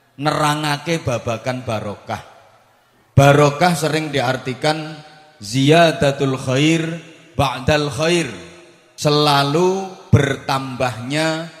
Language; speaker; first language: Indonesian; non-native, local second language; Javanese